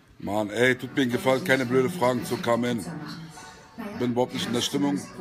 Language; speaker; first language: German; early bilingual, other home language; Arabic